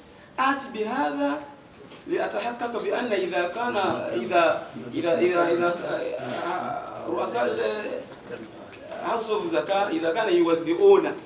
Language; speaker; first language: Arabic; non-native, learner; Ganda